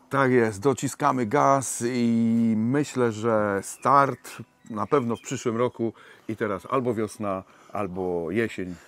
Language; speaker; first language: Polish; native; Polish